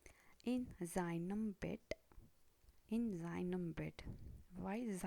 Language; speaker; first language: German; non-native, fluent; Hindi